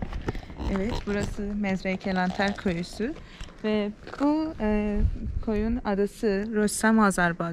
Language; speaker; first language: Turkish; non-native, fluent; Persian